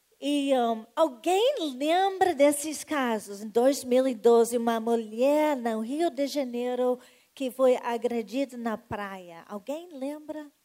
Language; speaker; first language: Portuguese; non-native, fluent; English